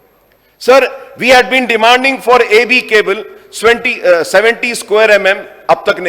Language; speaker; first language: English; non-native, local second language; Urdu